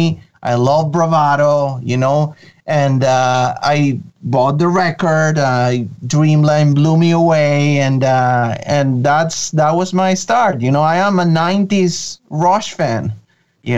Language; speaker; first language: English; non-native, fluent; Spanish